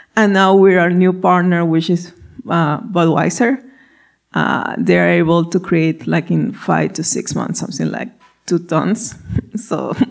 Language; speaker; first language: English; non-native, fluent; Spanish